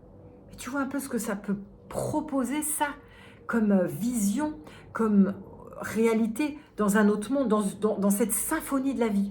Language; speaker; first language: French; native; French